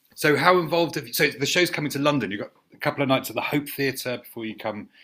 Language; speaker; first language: English; native; English